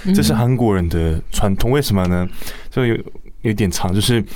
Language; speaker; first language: Chinese; non-native, fluent; Korean